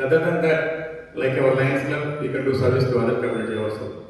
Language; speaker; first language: English; non-native, local second language; Tamil